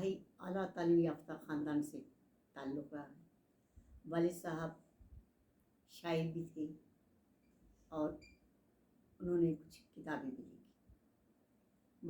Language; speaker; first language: Urdu; native; Urdu